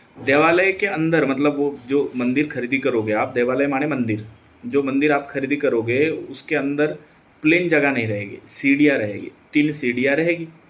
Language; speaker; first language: Hindi; non-native, local second language; Marathi